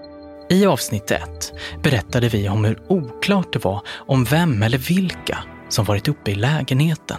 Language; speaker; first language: Swedish; native; Swedish